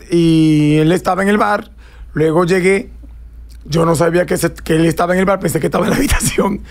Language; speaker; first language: Spanish; native; Spanish